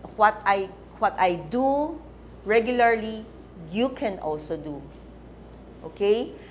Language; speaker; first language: English; non-native, local second language; Filipino